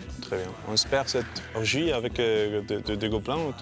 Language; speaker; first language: French; non-native, learner; Spanish